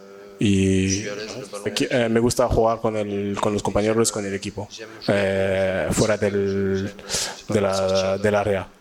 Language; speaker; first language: Spanish; non-native, learner; French